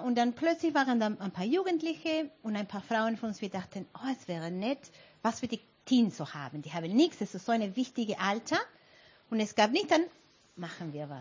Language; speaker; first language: German; non-native, fluent; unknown